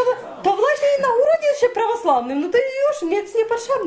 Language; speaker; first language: Polish; non-native, learner; Ukrainian